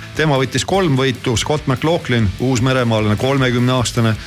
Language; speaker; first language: Estonian; native; Estonian